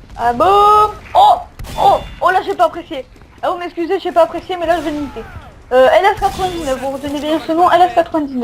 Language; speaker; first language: French; native; French